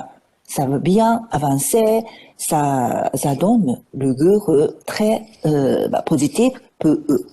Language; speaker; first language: French; non-native, fluent; Japanese